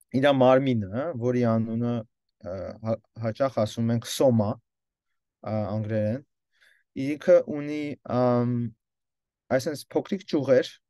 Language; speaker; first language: Armenian; early bilingual, heritage; Armenian